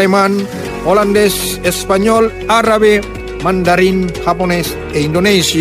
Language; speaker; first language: Spanish; non-native, fluent; Indonesian